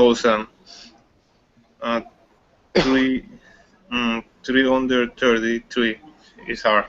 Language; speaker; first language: English; non-native, learner; Spanish